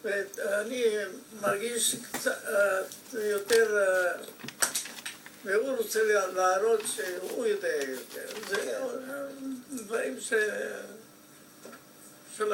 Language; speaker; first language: Hebrew; non-native, fluent; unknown